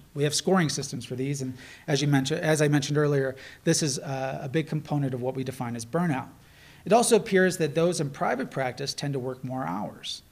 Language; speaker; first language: English; native; English